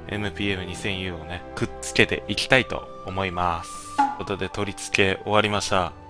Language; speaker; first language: Japanese; native; Japanese